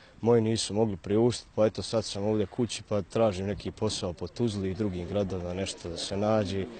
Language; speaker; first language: Bosnian; native; Bosnian